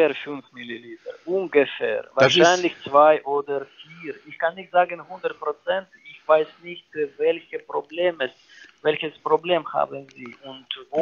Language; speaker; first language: German; non-native, learner; Ukrainian